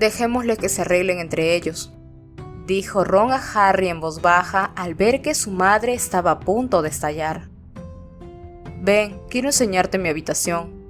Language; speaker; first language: Spanish; native; Spanish